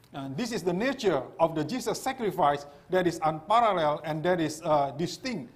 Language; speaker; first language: English; non-native, fluent; Indonesian